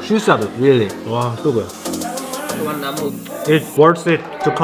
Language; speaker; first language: English; non-native, fluent; Korean